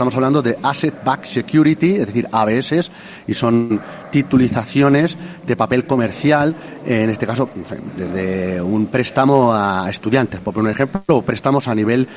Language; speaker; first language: Spanish; native; Spanish